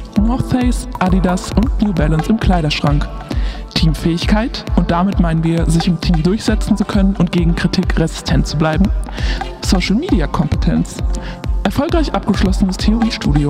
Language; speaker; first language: German; native; German